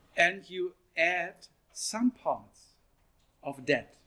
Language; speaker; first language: English; non-native, fluent; German